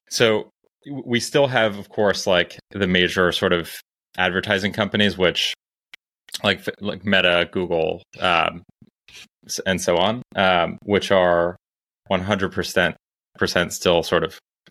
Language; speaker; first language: English; native; English